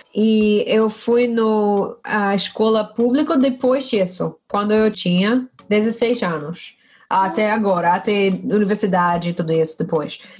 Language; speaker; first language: Portuguese; non-native, learner; English